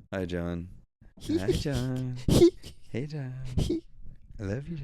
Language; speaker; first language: English; native; English